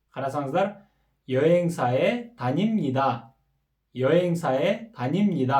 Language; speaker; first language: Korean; non-native, fluent; Kyrgyz